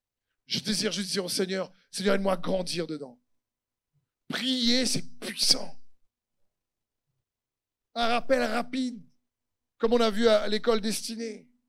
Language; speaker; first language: French; native; French